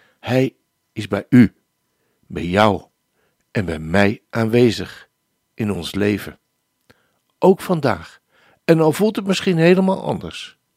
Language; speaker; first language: Dutch; native; Dutch